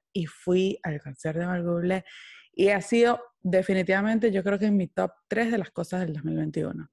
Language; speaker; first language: Spanish; native; Spanish